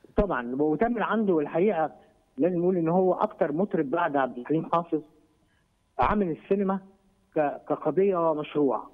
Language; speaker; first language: Egyptian Arabic; native; Egyptian Arabic